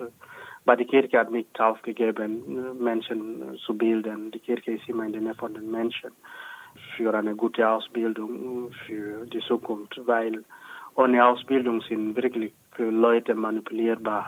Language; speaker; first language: German; non-native, fluent; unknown